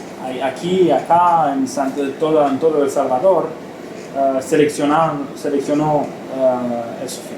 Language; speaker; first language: Spanish; non-native, learner; Romanian